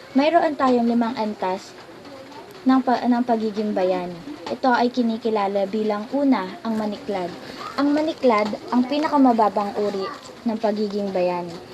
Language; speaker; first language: Filipino; native; Filipino